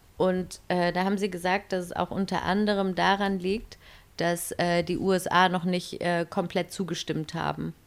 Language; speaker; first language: German; native; German